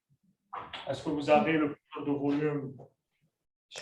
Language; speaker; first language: French; non-native, local second language; Arabic